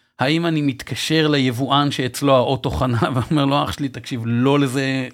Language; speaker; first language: Hebrew; native; Hebrew